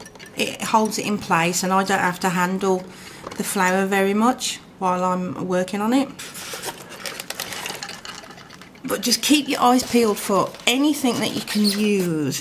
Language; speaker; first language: English; native; English